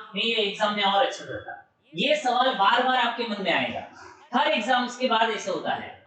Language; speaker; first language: Hindi; non-native, local second language; Marathi